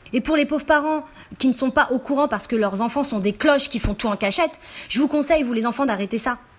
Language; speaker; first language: French; native; French